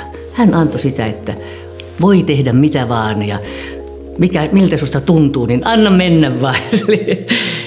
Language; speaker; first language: Finnish; native; Finnish